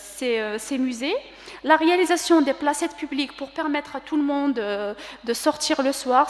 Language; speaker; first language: French; non-native, local second language; Kabyle